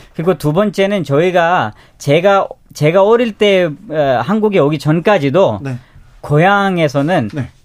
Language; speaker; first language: Korean; non-native, fluent; Urdu